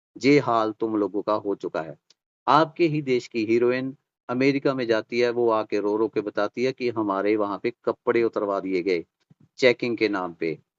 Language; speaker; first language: Hindi; native; Hindi